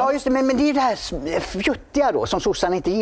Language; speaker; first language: Swedish; native; Swedish